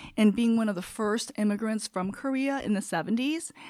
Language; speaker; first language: English; early bilingual, other home language; Korean